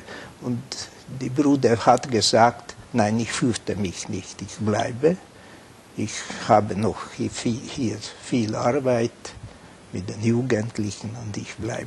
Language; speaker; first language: German; non-native, fluent; Hungarian